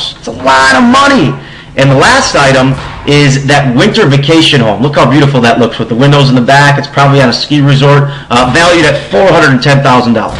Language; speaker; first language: English; native; English